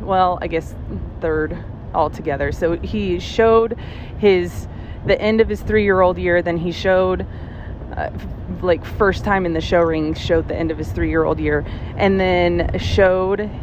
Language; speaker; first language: English; native; English